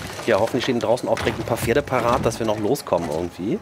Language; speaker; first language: German; native; German